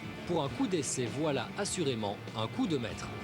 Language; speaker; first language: French; native; French